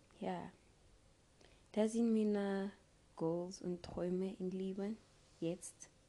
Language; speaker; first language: German; non-native, learner; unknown